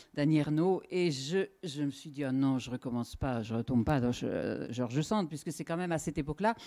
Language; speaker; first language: French; native; French